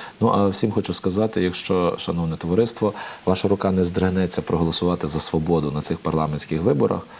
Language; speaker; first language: Ukrainian; native; Ukrainian